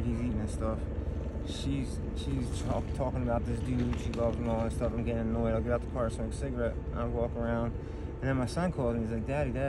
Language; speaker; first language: English; native; English